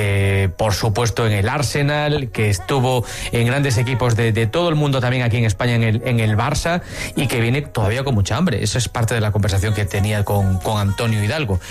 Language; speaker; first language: Spanish; native; Spanish